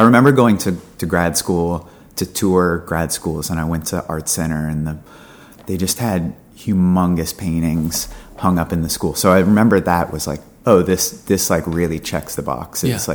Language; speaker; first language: English; native; English